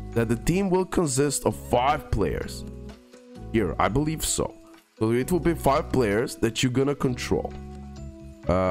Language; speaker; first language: English; non-native, fluent; Croatian